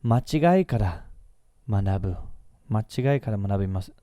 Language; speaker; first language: Japanese; non-native, fluent; English